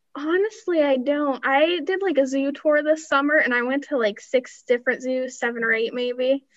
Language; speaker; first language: English; native; English